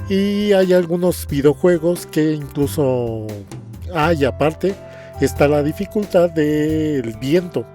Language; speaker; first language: Spanish; native; Spanish